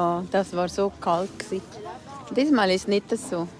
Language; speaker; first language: German; non-native, learner; Cebuano